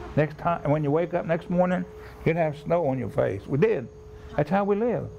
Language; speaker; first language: English; native; English